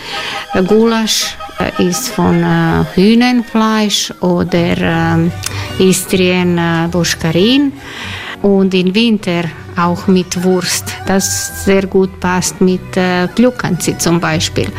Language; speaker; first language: German; non-native, learner; Croatian